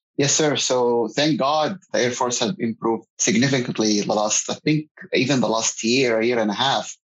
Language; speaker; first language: English; non-native, fluent; Arabic